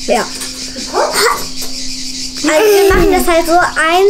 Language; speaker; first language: German; native; German